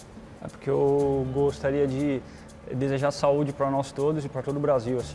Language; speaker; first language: Portuguese; native; Portuguese